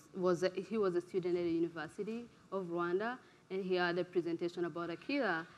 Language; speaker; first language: English; non-native, local second language; Kinyarwanda